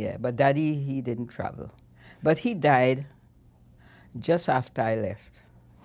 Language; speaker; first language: English; native; English